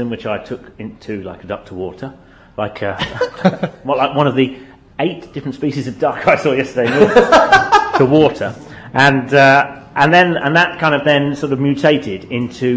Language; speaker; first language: English; native; English